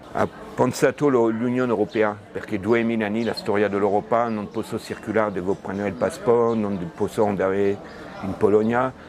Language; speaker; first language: Italian; non-native, learner; French